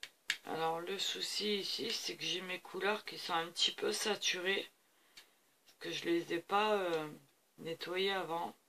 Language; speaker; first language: French; native; French